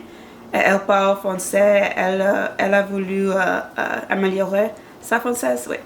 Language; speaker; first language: French; non-native, learner; English